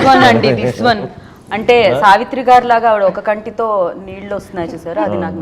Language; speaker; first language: Telugu; native; Telugu